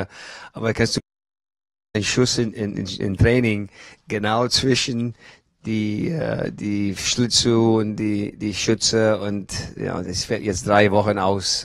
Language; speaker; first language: German; non-native, learner; English